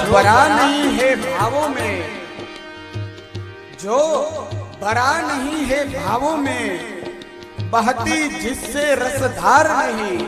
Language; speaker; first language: Hindi; non-native, local second language; Gujarati